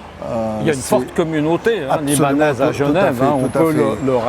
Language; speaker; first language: French; native; French